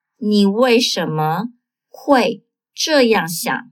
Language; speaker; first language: Chinese; non-native, fluent; Portuguese